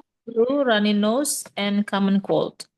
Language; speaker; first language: English; non-native, learner; Indonesian